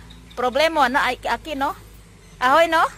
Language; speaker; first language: Spanish; non-native, learner; Indonesian